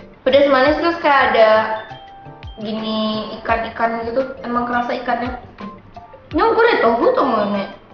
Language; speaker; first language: Indonesian; early bilingual, other home language; Japanese